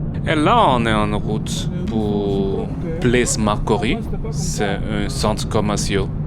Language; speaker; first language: French; early bilingual, heritage; French